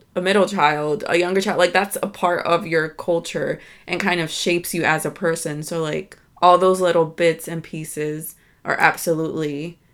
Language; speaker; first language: English; native; English